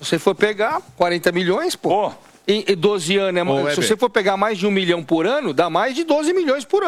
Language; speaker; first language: Portuguese; native; Portuguese